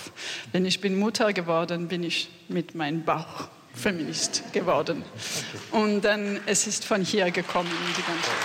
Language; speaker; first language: German; non-native, learner; French